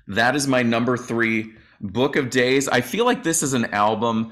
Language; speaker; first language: English; native; English